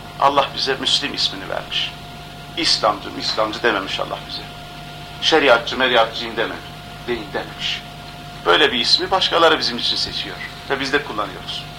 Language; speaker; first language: Turkish; non-native, local second language; Kurdish